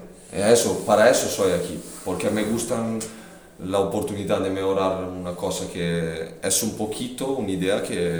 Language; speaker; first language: Spanish; non-native, fluent; Italian